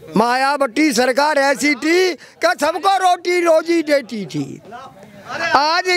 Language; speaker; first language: Hindi; native; Hindi